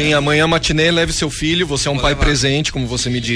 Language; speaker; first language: Portuguese; native; Portuguese